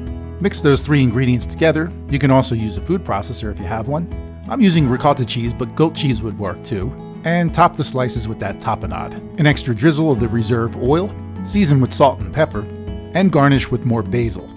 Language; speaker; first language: English; native; English